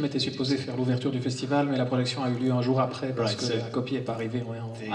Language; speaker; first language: French; native; French